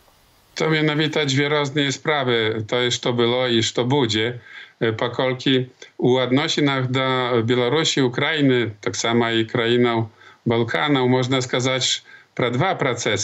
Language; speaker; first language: Polish; non-native, local second language; Belarusian